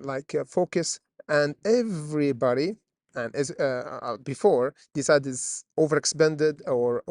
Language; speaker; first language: English; non-native, fluent; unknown